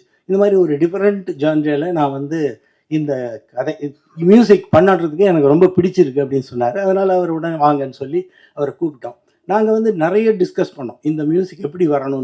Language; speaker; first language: Tamil; native; Tamil